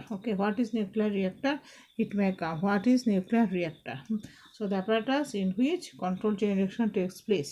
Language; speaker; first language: English; non-native, local second language; Bangla